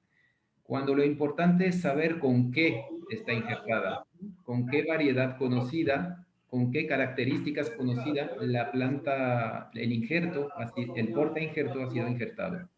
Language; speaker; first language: Spanish; non-native, fluent; French